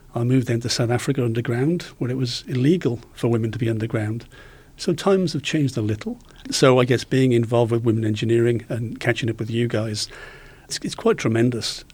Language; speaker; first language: English; native; English